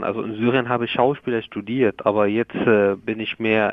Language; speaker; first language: German; non-native, learner; Arabic